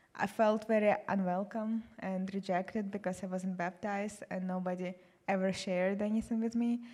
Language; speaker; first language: English; non-native, fluent; Russian